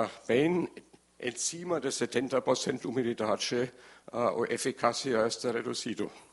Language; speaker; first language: Portuguese; non-native, learner; German